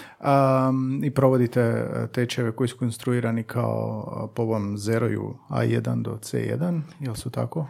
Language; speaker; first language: Croatian; native; Croatian